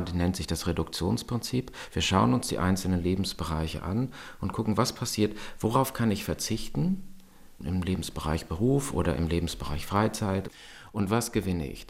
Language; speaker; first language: German; native; German